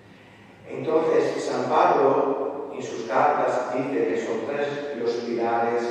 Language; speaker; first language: Spanish; non-native, fluent; Italian